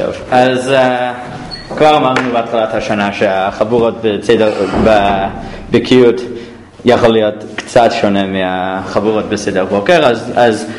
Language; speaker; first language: Hebrew; non-native, fluent; English